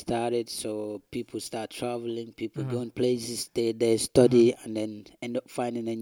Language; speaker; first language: English; non-native, local second language; Wolof